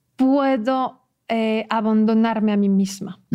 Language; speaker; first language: Spanish; non-native, fluent; French